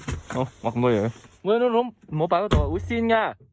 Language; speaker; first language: Cantonese; early bilingual, heritage; Cantonese